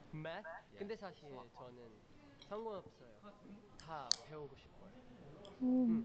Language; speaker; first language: Korean; non-native, learner; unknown